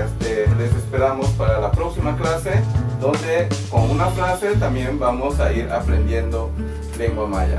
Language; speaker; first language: Spanish; non-native, local second language; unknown